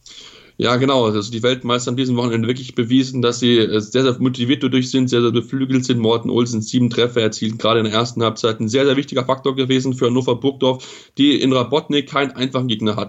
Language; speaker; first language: German; native; German